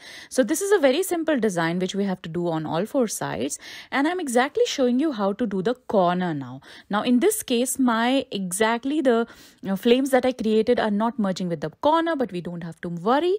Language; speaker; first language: English; non-native, local second language; Hindi